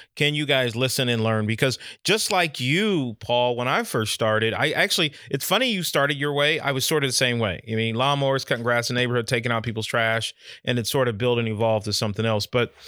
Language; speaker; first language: English; native; English